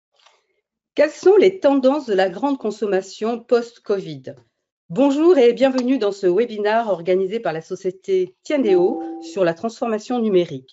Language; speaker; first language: French; native; French